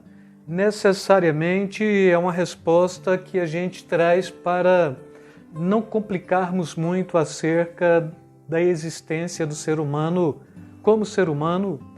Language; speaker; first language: Portuguese; native; Portuguese